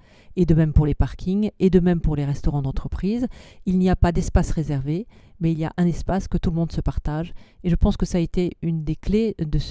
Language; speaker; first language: French; native; French